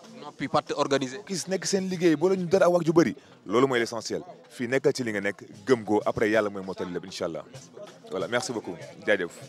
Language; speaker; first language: Wolof; native; Wolof